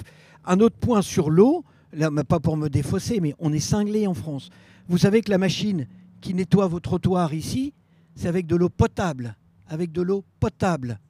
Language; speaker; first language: French; native; French